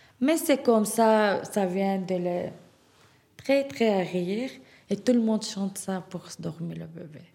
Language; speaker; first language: French; non-native, learner; Turkish